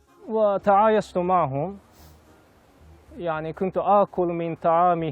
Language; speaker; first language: Arabic; non-native, fluent; Japanese